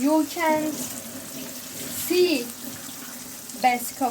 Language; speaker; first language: English; non-native, learner; Turkish